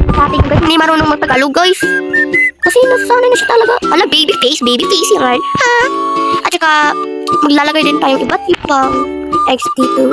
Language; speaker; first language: Filipino; non-native, local second language; Cebuano